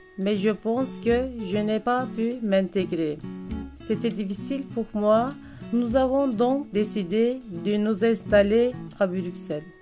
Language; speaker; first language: French; non-native, learner; Turkish